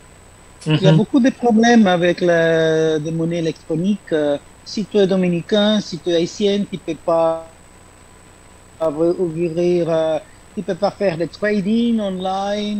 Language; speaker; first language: French; non-native, fluent; Spanish